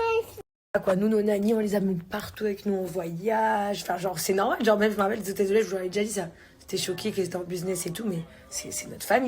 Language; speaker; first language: French; native; French